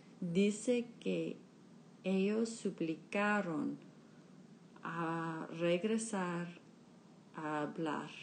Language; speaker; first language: Spanish; non-native, learner; English